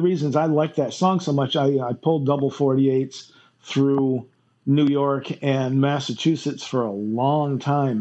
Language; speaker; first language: English; native; English